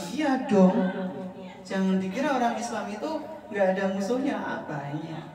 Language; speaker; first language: Indonesian; non-native, fluent; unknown